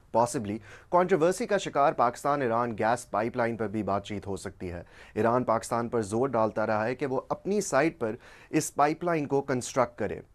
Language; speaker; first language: Urdu; native; Urdu